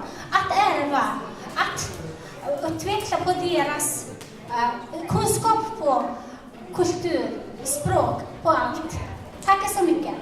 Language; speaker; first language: Swedish; non-native, fluent; Mongolian